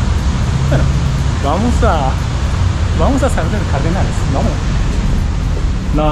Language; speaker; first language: Spanish; non-native, learner; Japanese